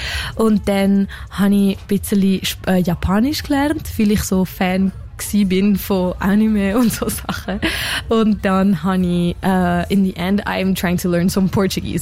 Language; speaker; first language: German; non-native, local second language; French